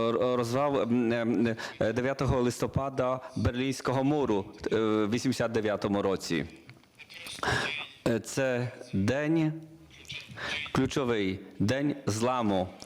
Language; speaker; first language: Ukrainian; non-native, learner; Polish